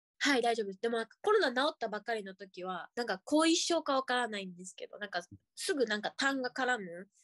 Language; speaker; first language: Japanese; native; Japanese